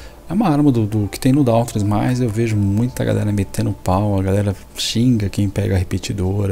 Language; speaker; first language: Portuguese; native; Portuguese